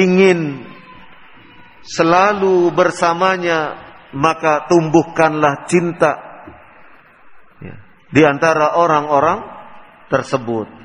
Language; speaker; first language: Indonesian; native; Indonesian